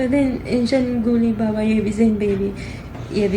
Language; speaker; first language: Arabic; non-native, learner; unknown